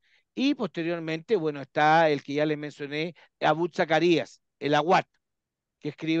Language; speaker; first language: Spanish; native; Spanish